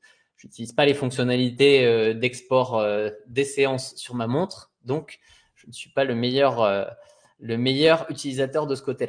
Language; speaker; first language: French; native; French